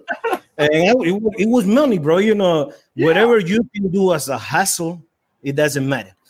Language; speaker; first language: English; non-native, fluent; Spanish